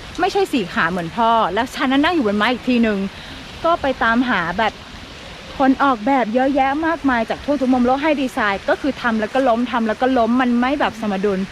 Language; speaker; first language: Thai; native; Thai